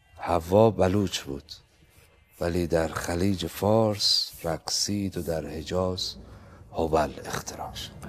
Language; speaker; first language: Persian; native; Persian